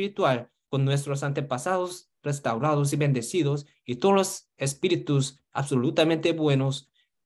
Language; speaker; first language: Spanish; non-native, fluent; Korean